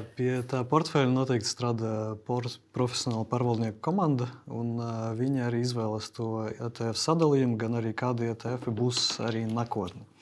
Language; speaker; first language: Latvian; non-native, local second language; Russian